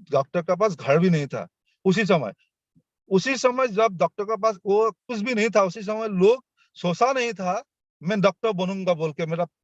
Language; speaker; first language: Hindi; non-native, local second language; Assamese